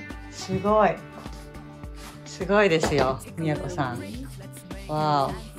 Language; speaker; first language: Japanese; native; Japanese